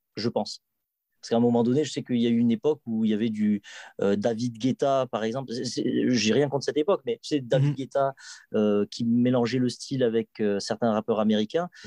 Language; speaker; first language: French; native; French